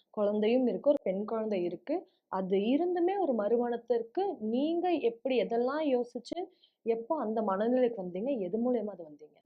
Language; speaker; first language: Tamil; native; Tamil